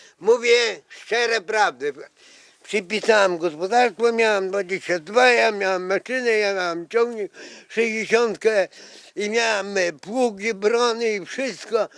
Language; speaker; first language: Polish; non-native, local second language; Ukrainian